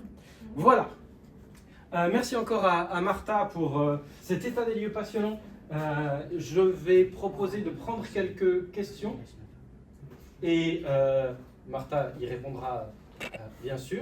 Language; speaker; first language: French; native; French